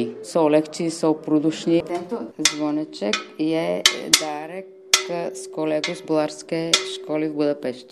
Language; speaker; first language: Czech; non-native, fluent; Bulgarian